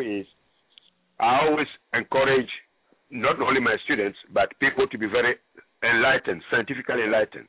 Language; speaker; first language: English; non-native, local second language; French